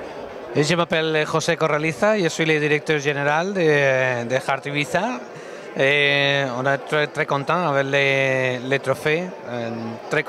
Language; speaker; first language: French; non-native, learner; Spanish